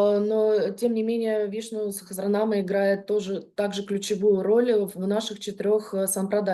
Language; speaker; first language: Russian; native; Russian